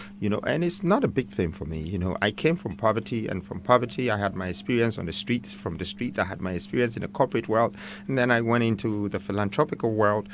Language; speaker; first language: English; non-native, local second language; Akan